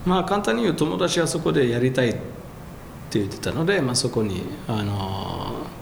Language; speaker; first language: Japanese; non-native, fluent; French